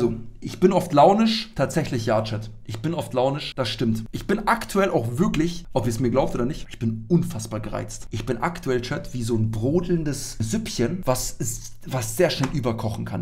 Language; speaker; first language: German; native; German